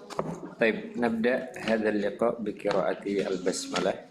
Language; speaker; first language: Arabic; non-native, fluent; Indonesian